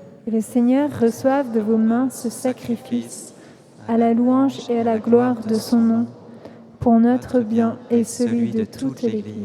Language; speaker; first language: French; native; French